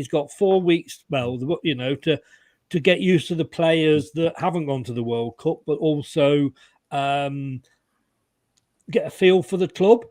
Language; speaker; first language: English; native; English